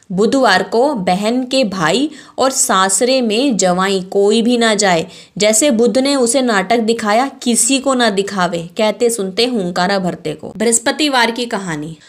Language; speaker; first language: Hindi; native; Hindi